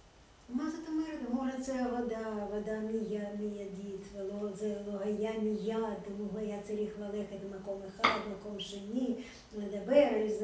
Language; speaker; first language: Hebrew; non-native, fluent; Russian